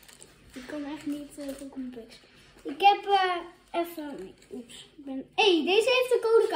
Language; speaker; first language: Dutch; native; Dutch